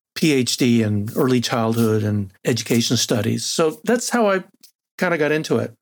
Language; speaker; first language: English; non-native, fluent; Spanish